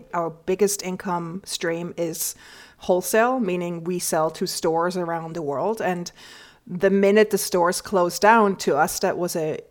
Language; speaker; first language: English; non-native, fluent; German